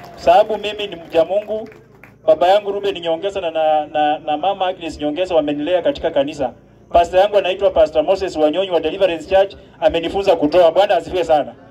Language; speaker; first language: Swahili; non-native, local second language; Luyia